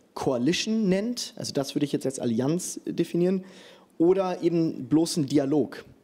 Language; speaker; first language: German; native; German